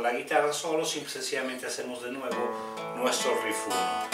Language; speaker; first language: Spanish; native; Spanish